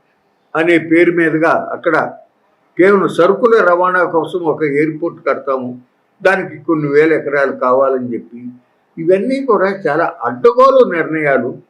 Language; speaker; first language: Telugu; native; Telugu